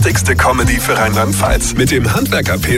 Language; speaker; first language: German; native; German